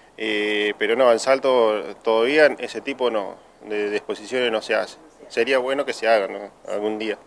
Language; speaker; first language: Spanish; native; Spanish